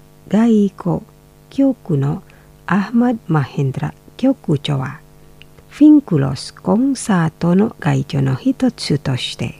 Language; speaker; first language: Japanese; non-native, fluent; Indonesian